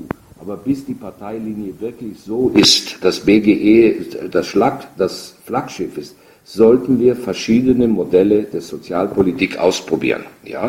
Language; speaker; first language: German; native; German